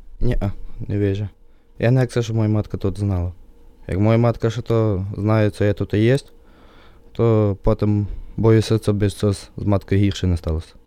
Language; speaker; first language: Polish; non-native, learner; Ukrainian